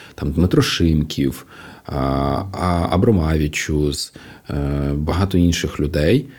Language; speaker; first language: Ukrainian; non-native, local second language; Russian